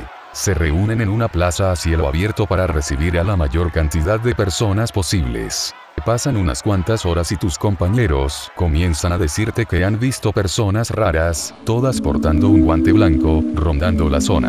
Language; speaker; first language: Spanish; native; Spanish